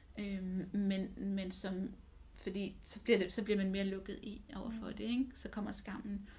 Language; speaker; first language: Danish; non-native, fluent; English